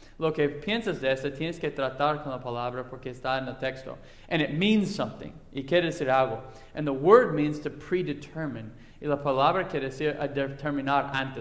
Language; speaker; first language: Spanish; non-native, fluent; English